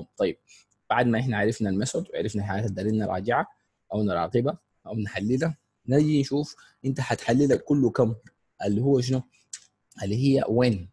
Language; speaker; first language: Arabic; native; Arabic